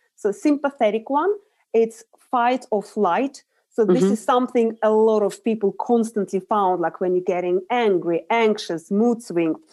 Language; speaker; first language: English; non-native, fluent; Russian